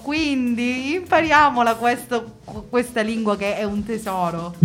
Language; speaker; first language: Italian; native; Italian